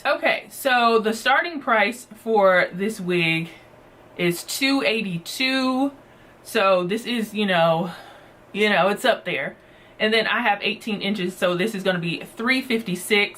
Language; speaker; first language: English; native; English